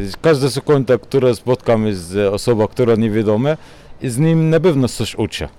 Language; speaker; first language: Polish; non-native, learner; Arabic